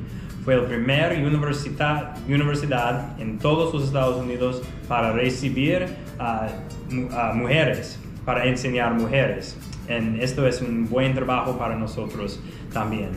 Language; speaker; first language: Spanish; non-native, fluent; English